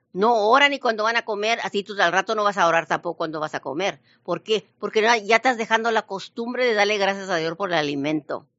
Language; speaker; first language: Spanish; early bilingual, heritage; Spanish